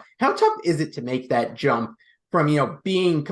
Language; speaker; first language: English; native; English